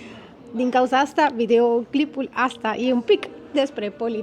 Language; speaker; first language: Romanian; non-native, learner; Spanish